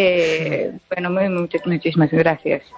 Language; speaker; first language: Spanish; non-native, learner; Japanese